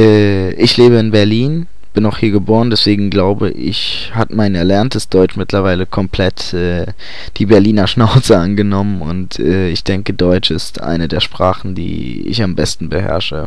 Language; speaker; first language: German; early bilingual, other home language; Polish